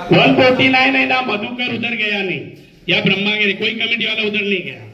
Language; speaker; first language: Hindi; non-native, local second language; Marathi